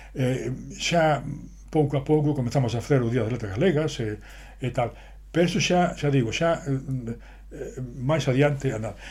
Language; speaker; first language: Galician; non-native, local second language; Spanish